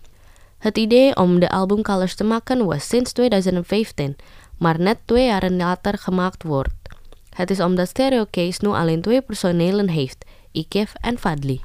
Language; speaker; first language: Dutch; non-native, fluent; Indonesian